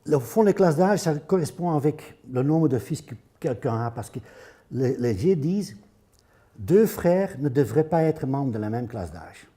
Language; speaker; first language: French; non-native, fluent; Dutch